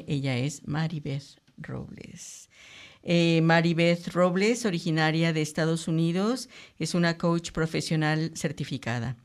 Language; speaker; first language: Spanish; native; Spanish